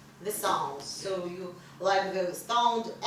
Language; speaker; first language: English; non-native, fluent; Russian